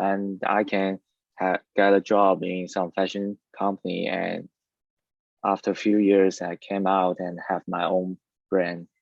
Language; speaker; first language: English; non-native, learner; Chinese